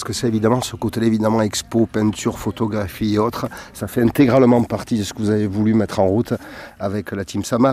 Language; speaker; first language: French; native; French